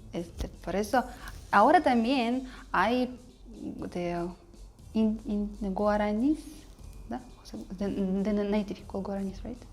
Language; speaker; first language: Spanish; non-native, learner; Russian